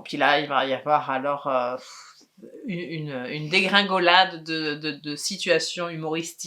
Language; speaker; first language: French; native; French